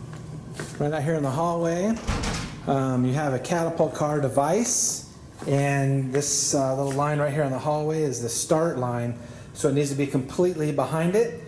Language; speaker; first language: English; native; English